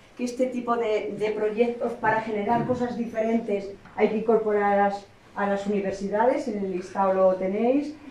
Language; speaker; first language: Spanish; native; Spanish